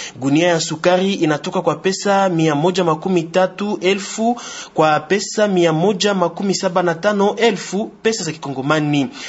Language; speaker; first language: Swahili; non-native, local second language; Lingala